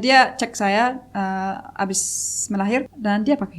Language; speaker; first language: Indonesian; non-native, fluent; German